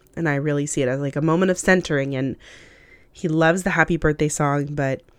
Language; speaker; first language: English; early bilingual, other home language; Hindi